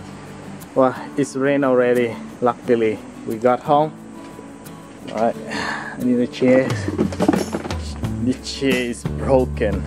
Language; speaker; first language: English; non-native, fluent; Vietnamese